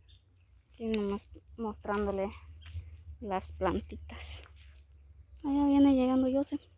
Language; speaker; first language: Spanish; native; Spanish